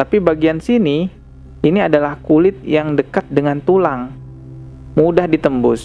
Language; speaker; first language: Indonesian; native; Indonesian